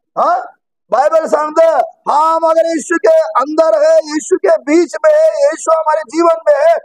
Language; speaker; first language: Hindi; non-native, local second language; Marathi